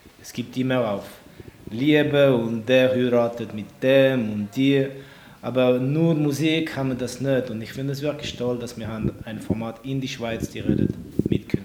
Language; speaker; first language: German; non-native, local second language; French